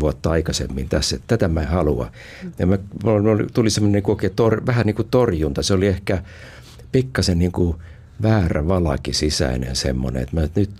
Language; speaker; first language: Finnish; native; Finnish